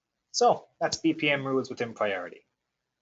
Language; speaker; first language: English; native; English